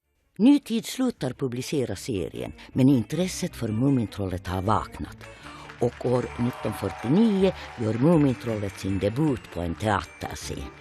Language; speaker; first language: Swedish; native; Swedish